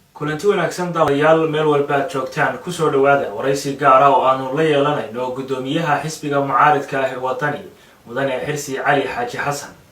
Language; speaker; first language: Somali; native; Somali